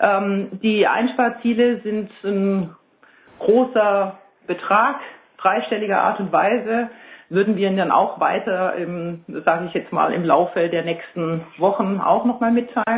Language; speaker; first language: German; native; German